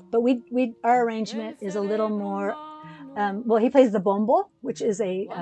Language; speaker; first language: English; early bilingual, other home language; Spanish